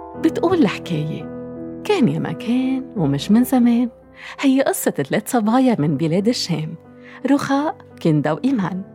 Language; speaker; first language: Arabic; native; Arabic